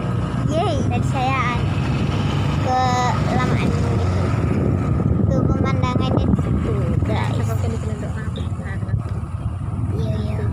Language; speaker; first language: Indonesian; native; Indonesian